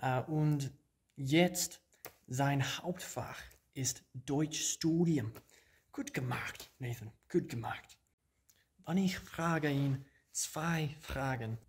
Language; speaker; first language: German; non-native, learner; English